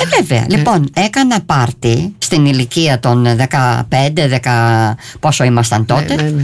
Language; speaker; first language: Greek; early bilingual, heritage; Greek